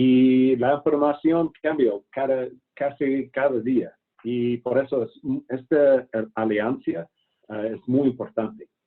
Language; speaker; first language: Spanish; non-native, fluent; English